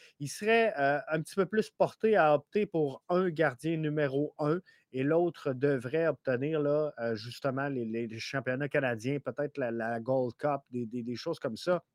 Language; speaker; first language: French; native; French